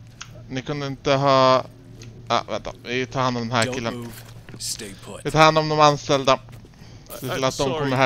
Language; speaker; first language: Swedish; native; Swedish